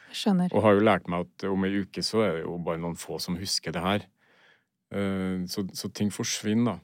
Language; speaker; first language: Norwegian; native; Norwegian